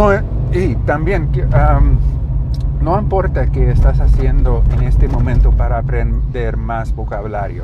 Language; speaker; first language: Spanish; non-native, learner; English